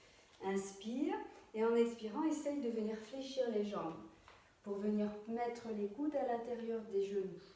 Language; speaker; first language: French; native; French